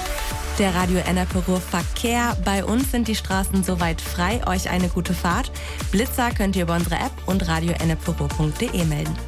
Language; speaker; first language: German; native; German